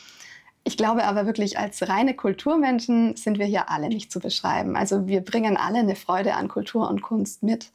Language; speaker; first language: German; native; German